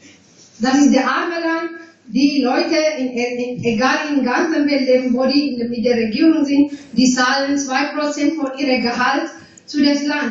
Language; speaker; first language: German; non-native, fluent; Tigrinya